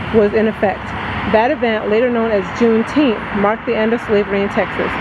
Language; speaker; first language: English; native; English